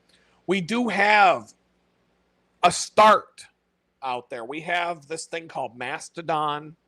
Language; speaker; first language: English; native; English